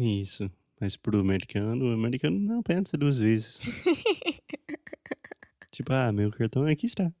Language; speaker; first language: Portuguese; non-native, fluent; English